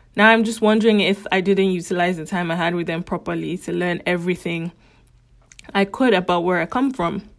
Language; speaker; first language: English; native; English